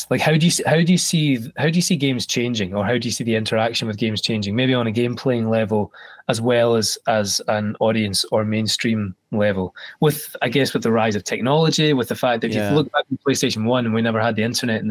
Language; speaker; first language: English; native; English